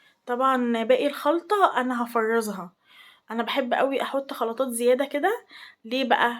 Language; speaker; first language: Arabic; native; Arabic